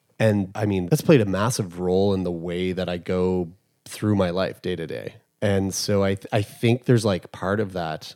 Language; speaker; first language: English; native; English